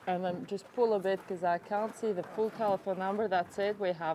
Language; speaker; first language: English; non-native, fluent; French